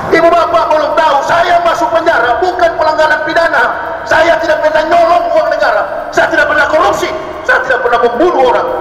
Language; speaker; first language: Indonesian; native; Indonesian